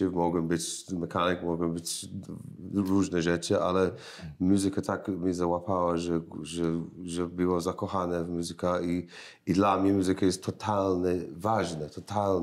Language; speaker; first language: Polish; non-native, learner; English